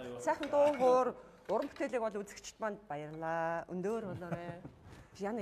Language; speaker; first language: Mongolian; native; Mongolian